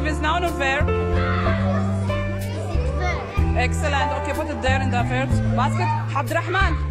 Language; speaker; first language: English; non-native, learner; Arabic